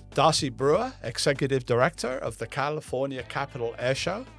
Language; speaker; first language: English; native; English